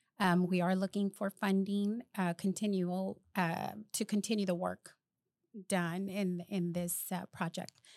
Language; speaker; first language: English; early bilingual, other home language; Spanish